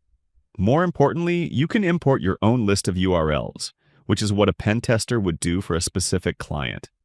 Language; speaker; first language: English; non-native, fluent; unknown